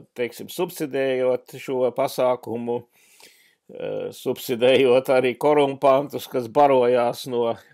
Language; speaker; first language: Latvian; early bilingual, heritage; English